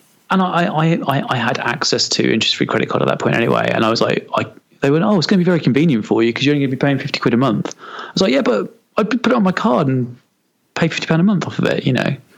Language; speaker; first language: English; native; English